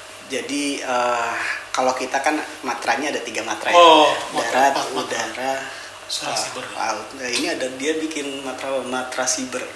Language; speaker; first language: Indonesian; native; Indonesian